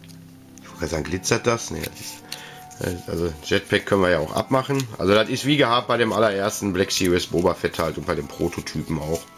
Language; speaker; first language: German; native; German